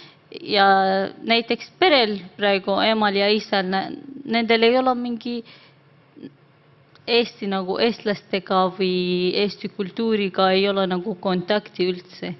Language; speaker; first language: Estonian; non-native, learner; Arabic